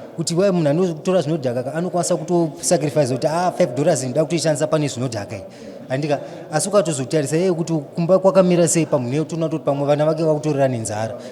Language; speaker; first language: Shona; early bilingual, other home language; Nyanja